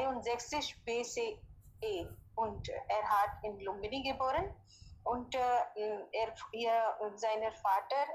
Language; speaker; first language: German; non-native, learner; Hindi